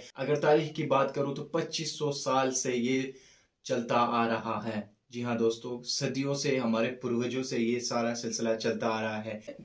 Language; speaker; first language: Urdu; non-native, fluent; Persian